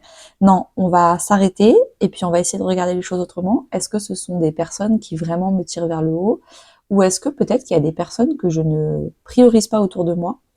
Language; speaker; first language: French; native; French